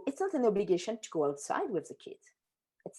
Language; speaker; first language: English; non-native, fluent; French